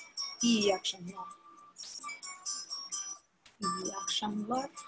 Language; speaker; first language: Turkish; non-native, learner; English